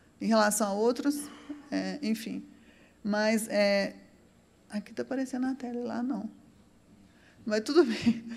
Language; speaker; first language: Portuguese; native; Portuguese